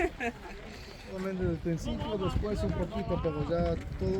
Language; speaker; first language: Spanish; non-native, fluent; Hebrew